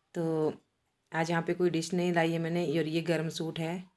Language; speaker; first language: Hindi; native; Hindi